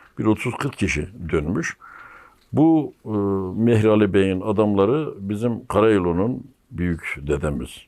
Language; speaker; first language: Turkish; native; Turkish